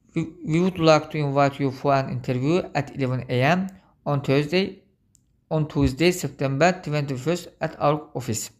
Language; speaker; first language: English; non-native, fluent; Azerbaijani